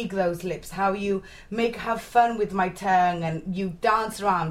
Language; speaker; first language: English; native; English